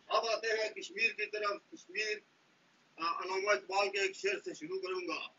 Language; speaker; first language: Urdu; non-native, local second language; Pahari-Potwari